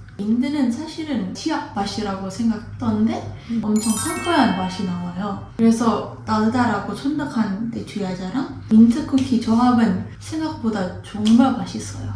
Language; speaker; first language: Korean; non-native, fluent; Indonesian